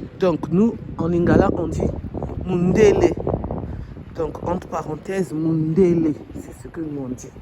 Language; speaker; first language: French; non-native, local second language; Lingala